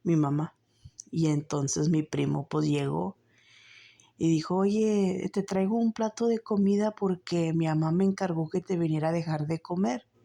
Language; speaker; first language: Spanish; early bilingual, heritage; Spanish